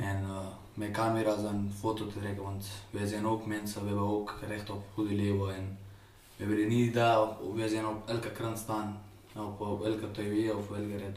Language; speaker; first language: Dutch; non-native, learner; Pashto